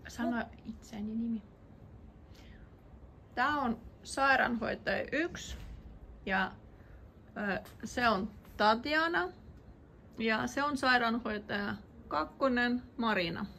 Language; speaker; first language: Finnish; non-native, learner; Russian